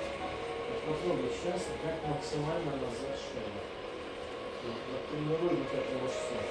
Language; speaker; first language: Russian; native; Russian